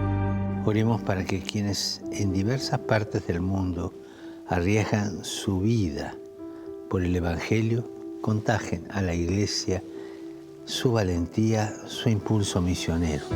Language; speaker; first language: Spanish; native; Spanish